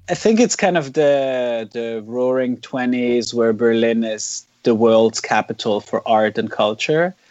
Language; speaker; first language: English; non-native, fluent; German